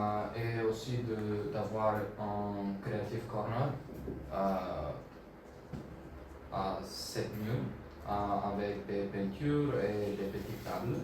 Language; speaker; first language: French; non-native, learner; Bulgarian